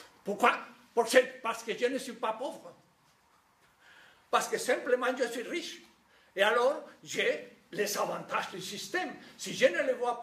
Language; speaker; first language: French; non-native, fluent; Spanish